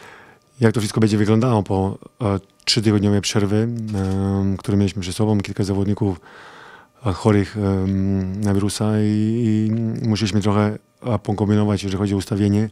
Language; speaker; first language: Polish; non-native, fluent; Serbian